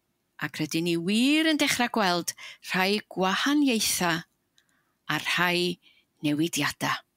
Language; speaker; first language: Welsh; native; Welsh